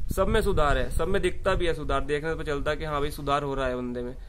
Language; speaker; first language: Hindi; native; Hindi